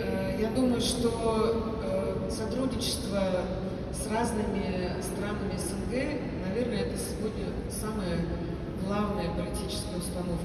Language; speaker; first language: Russian; non-native, local second language; Tatar